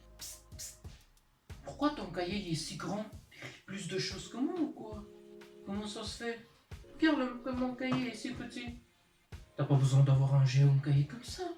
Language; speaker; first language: French; early bilingual, other home language; Armenian